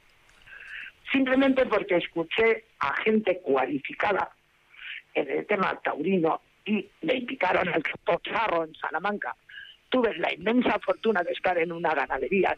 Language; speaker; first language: Spanish; native; Spanish